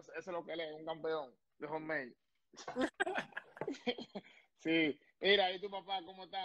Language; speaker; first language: Spanish; native; Spanish